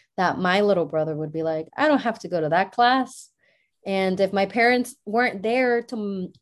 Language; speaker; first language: English; early bilingual, other home language; Spanish